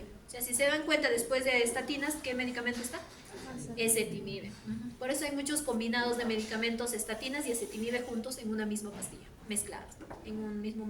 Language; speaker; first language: Spanish; native; Spanish